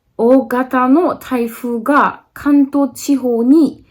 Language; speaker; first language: Japanese; non-native, learner; English